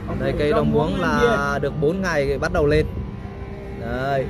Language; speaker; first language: Vietnamese; native; Vietnamese